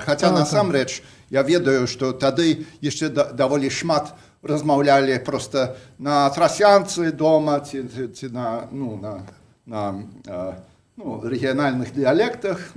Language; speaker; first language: Belarusian; non-native, fluent; English